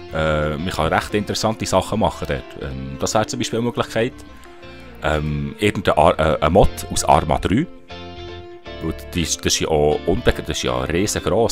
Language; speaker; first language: German; native; German